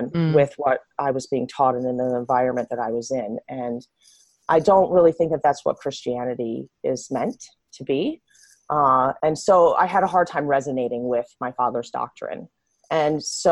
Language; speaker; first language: English; native; English